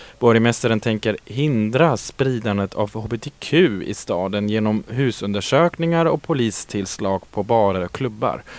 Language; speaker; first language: Swedish; native; Swedish